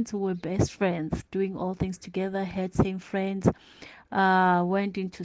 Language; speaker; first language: English; non-native, local second language; Tsonga